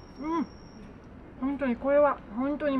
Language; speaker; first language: Japanese; non-native, learner; Spanish